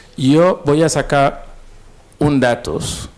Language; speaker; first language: Spanish; non-native, fluent; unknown